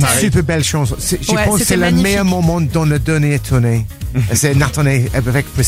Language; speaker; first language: French; non-native, learner; English